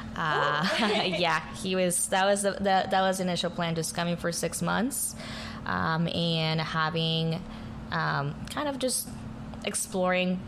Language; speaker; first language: English; early bilingual, other home language; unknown